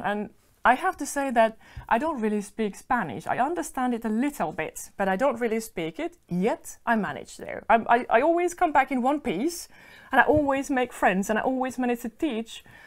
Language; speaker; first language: English; non-native, fluent; Finnish